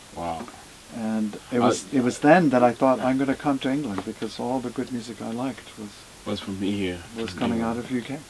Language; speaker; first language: English; native; English